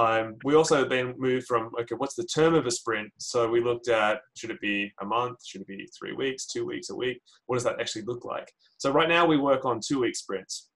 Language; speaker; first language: English; native; English